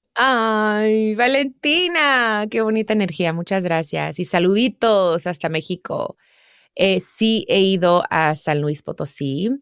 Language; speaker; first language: Spanish; early bilingual, heritage; Spanish